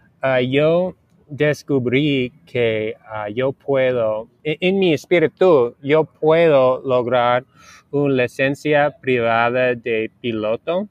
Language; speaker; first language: Spanish; non-native, learner; English